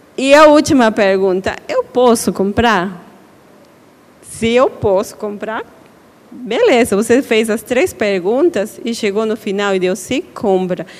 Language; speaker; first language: Portuguese; non-native, fluent; Spanish